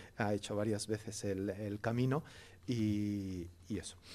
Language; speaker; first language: Spanish; native; Spanish